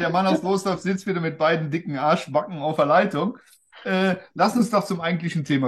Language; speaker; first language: German; native; German